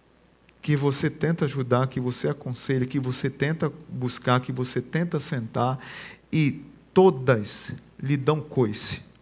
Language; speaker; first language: Portuguese; native; Portuguese